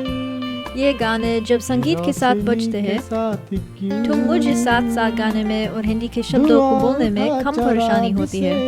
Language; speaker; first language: Hindi; early bilingual, heritage; English